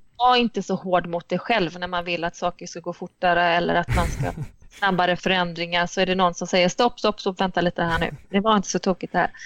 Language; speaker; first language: Swedish; native; Swedish